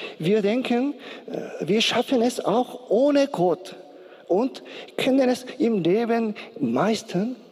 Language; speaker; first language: German; non-native, learner; Korean